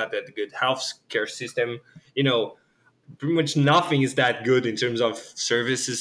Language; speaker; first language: English; non-native, fluent; Portuguese